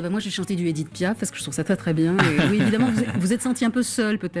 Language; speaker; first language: French; native; French